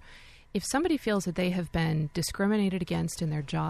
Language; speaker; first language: English; native; English